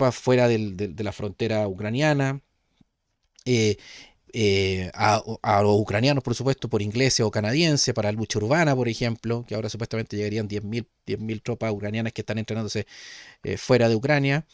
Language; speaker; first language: Spanish; native; Spanish